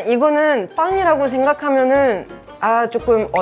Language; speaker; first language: Korean; non-native, fluent; French